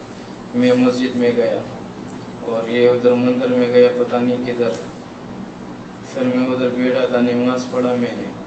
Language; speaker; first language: Hindi; non-native, local second language; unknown